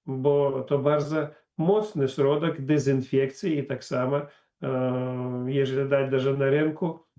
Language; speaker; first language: Polish; non-native, learner; Russian